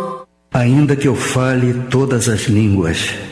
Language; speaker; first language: Portuguese; native; Portuguese